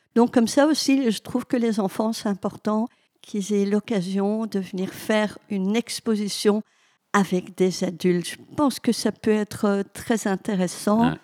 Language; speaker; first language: French; native; French